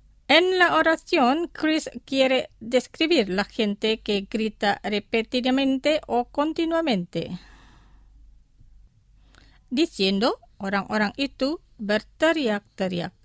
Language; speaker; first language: Spanish; non-native, fluent; Indonesian